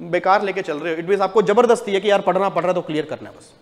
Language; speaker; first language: Hindi; native; Hindi